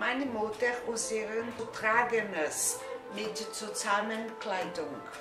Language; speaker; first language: German; non-native, learner; Portuguese